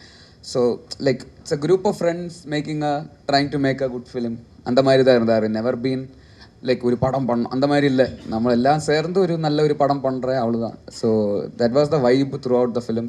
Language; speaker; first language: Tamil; non-native, learner; Malayalam